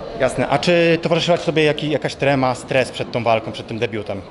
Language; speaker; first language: Polish; native; Polish